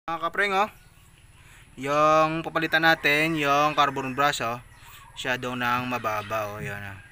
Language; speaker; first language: Filipino; native; Filipino